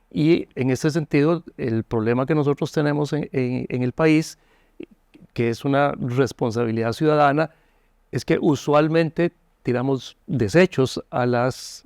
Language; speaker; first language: Spanish; native; Spanish